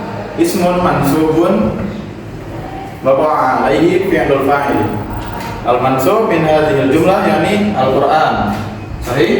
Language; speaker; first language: Arabic; non-native, fluent; Indonesian